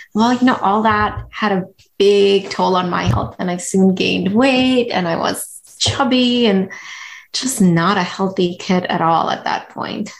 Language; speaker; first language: English; early bilingual, other home language; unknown